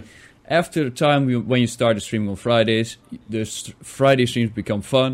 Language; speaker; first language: English; non-native, fluent; Dutch